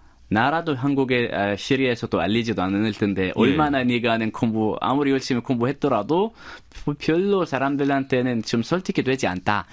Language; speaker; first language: Korean; non-native, fluent; Arabic